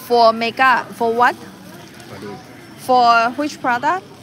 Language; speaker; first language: English; non-native, learner; Chinese